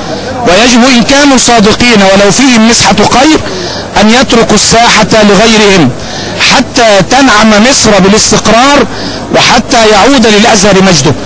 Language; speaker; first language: Arabic; native; Arabic